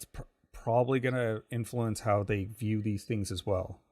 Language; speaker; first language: English; native; English